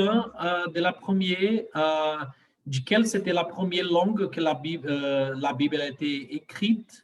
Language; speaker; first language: French; non-native, fluent; Portuguese